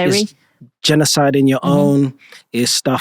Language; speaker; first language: English; native; English